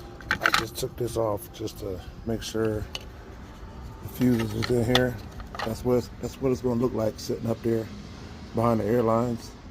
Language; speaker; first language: English; native; English